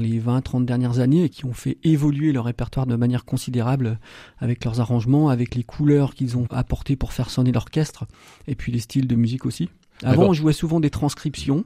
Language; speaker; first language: French; native; French